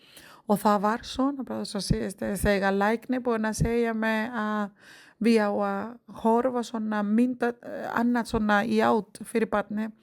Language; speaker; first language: Icelandic; non-native, learner; Spanish